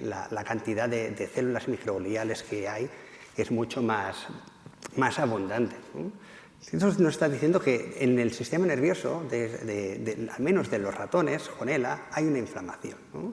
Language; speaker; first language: Spanish; native; Spanish